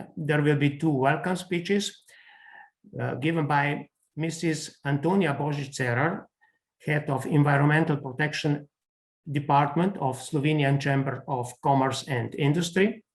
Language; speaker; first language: English; non-native, fluent; Slovenian